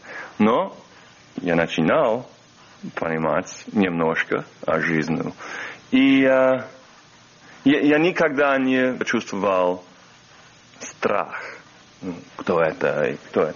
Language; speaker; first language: Russian; non-native, learner; English